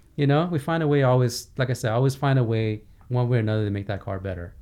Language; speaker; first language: English; early bilingual, other home language; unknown